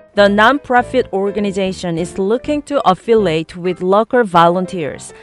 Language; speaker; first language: English; non-native, fluent; Korean